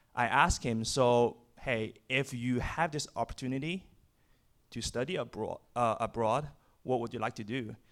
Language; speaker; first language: English; non-native, fluent; Chinese